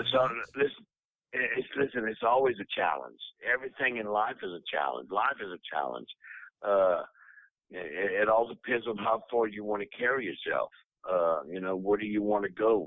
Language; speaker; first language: English; native; English